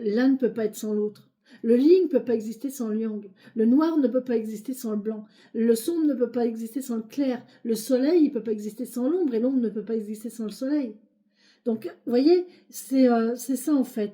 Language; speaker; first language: French; native; French